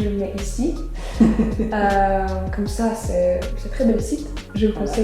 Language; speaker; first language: French; non-native, fluent; Russian